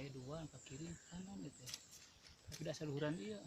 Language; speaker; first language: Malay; non-native, local second language; Sundanese